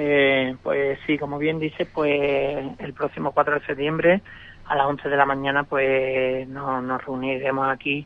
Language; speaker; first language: Spanish; native; Spanish